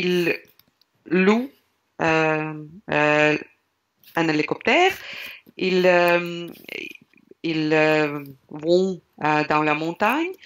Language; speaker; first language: French; non-native, learner; Russian